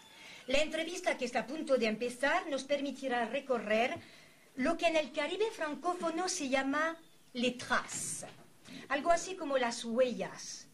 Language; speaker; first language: Spanish; native; Spanish